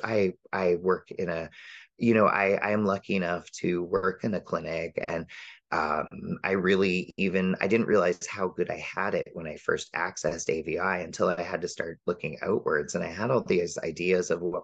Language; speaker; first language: English; native; English